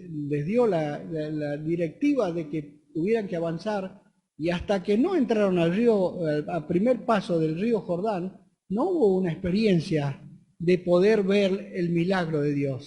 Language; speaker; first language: Spanish; native; Spanish